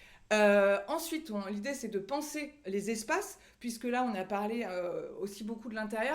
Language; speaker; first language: French; native; French